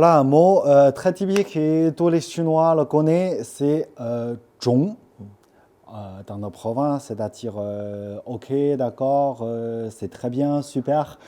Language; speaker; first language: French; non-native, fluent; Chinese